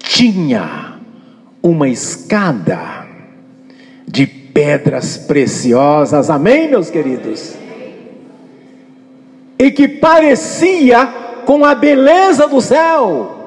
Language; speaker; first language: Portuguese; native; Portuguese